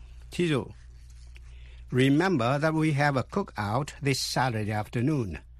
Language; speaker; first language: English; non-native, fluent; Vietnamese